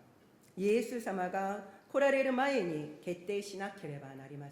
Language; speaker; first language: Japanese; non-native, fluent; Korean